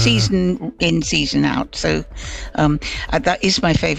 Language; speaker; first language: English; native; English